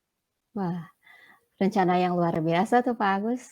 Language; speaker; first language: Indonesian; non-native, local second language; Sundanese